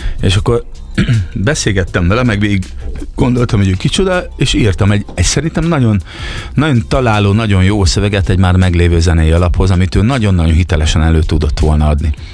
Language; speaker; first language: Hungarian; native; Hungarian